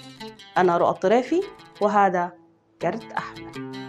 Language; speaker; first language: Arabic; native; Arabic